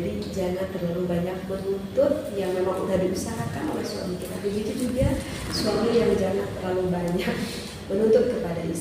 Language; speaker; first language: Indonesian; native; Indonesian